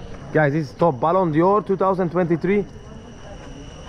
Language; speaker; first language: English; non-native, fluent; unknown